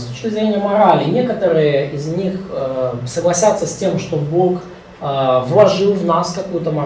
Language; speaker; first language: Russian; native; Russian